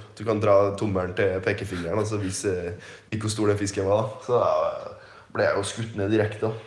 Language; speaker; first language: Norwegian; native; Norwegian